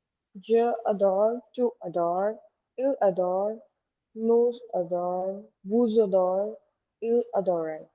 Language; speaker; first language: French; non-native, learner; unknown